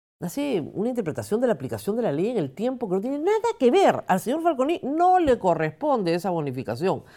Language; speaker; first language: Spanish; native; Spanish